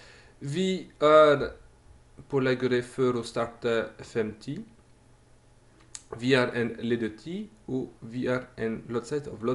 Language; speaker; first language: Norwegian; non-native, fluent; French